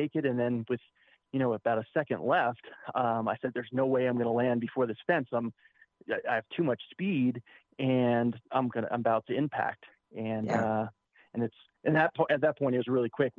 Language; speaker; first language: English; native; English